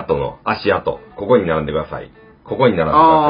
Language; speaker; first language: Japanese; native; Japanese